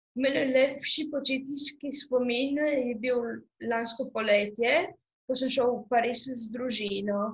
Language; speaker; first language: Slovenian; non-native, local second language; Italian